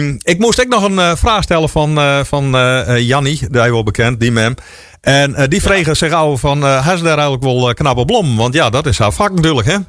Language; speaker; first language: Dutch; non-native, local second language; Western Frisian